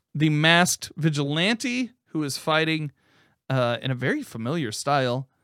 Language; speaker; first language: English; native; English